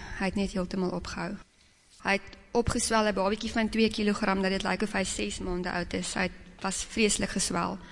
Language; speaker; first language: Afrikaans; native; Afrikaans